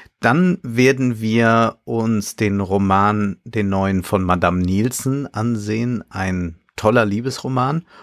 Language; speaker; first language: German; native; German